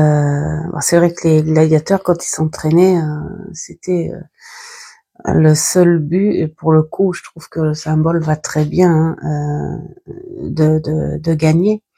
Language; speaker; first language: French; native; French